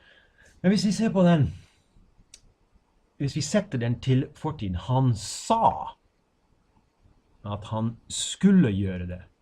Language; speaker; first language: Norwegian; non-native, fluent; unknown